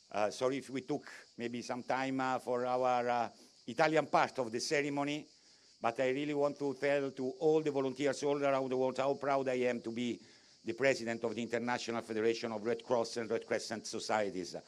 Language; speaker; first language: English; non-native, fluent; Italian